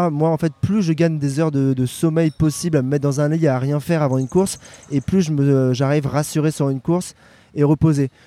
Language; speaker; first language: French; native; French